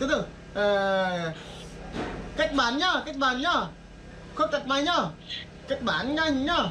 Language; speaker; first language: Vietnamese; non-native, learner; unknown